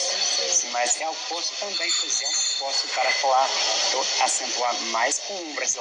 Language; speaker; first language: Portuguese; non-native, fluent; English